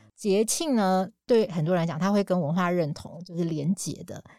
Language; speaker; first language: Chinese; native; Chinese